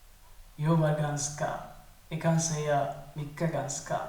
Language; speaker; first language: Swedish; non-native, learner; Tigrinya